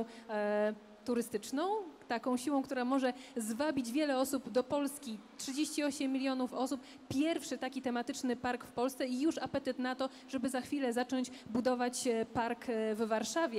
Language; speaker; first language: Polish; native; Polish